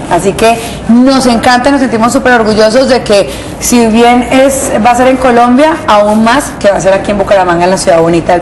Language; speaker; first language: Spanish; native; Spanish